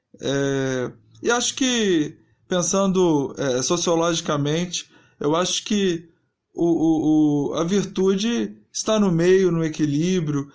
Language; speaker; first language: Portuguese; native; Portuguese